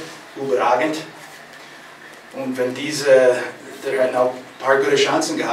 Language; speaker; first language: German; non-native, fluent; English